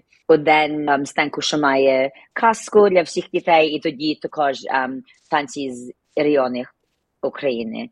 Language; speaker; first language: Ukrainian; early bilingual, heritage; Ukrainian